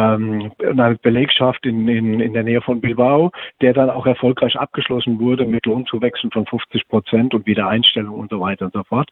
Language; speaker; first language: German; native; German